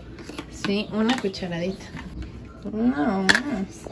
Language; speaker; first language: Spanish; native; Spanish